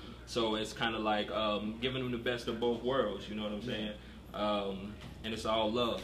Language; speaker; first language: English; native; English